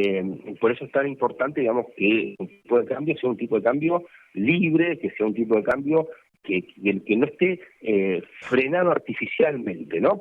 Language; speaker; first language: Spanish; native; Spanish